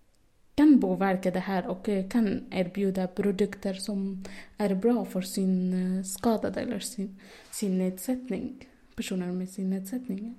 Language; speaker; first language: Swedish; non-native, learner; Arabic